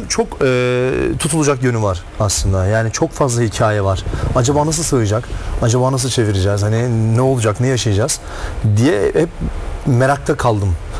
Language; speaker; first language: Turkish; native; Turkish